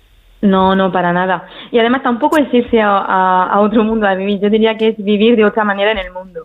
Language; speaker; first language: Spanish; early bilingual, heritage; Spanish